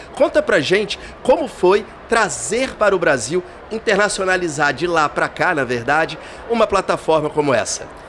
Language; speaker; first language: Portuguese; native; Portuguese